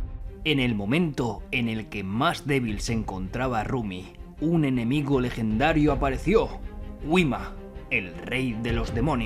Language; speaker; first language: Spanish; native; Spanish